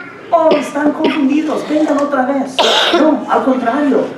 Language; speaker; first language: Spanish; non-native, fluent; English